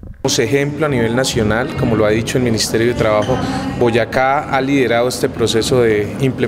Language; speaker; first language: Spanish; native; Spanish